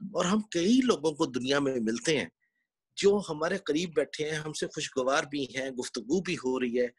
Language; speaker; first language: Urdu; native; Urdu